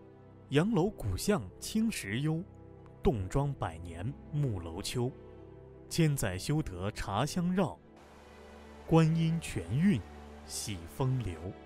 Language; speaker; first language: Chinese; native; Chinese